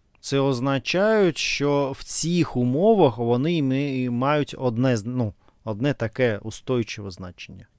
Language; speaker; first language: Ukrainian; non-native, fluent; Russian